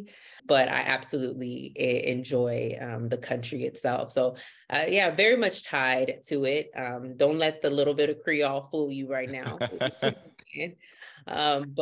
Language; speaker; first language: English; early bilingual, other home language; Haitian Creole